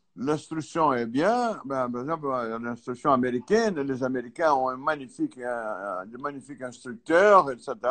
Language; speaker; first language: French; non-native, fluent; Portuguese